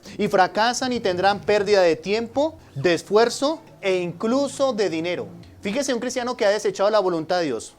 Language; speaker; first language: Spanish; native; Spanish